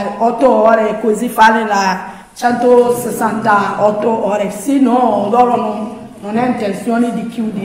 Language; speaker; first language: Italian; non-native, learner; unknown